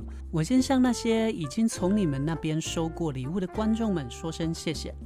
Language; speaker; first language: Chinese; native; Chinese